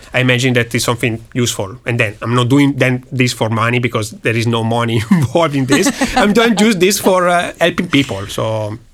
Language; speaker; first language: English; non-native, learner; Italian